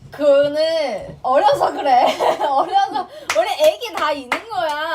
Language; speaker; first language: Korean; non-native, fluent; Chinese